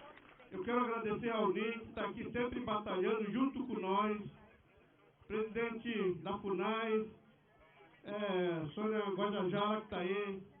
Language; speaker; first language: Portuguese; non-native, local second language; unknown